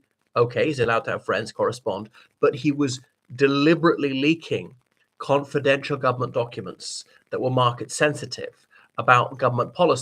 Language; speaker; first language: English; native; English